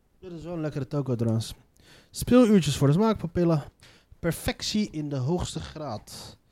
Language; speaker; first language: Dutch; native; Dutch